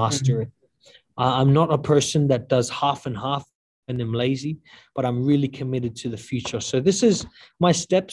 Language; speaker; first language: English; native; English